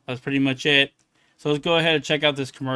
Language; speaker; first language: English; native; English